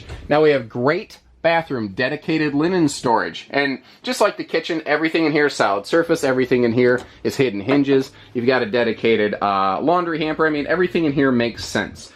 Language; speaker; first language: English; native; English